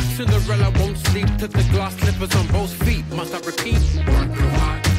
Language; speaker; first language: English; native; English